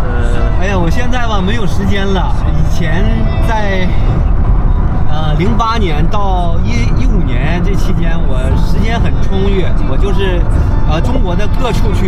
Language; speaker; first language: Chinese; native; Chinese